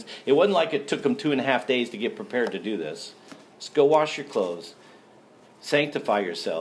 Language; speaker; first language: English; native; English